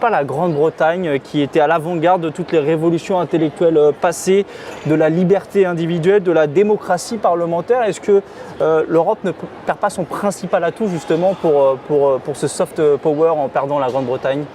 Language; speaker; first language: French; native; French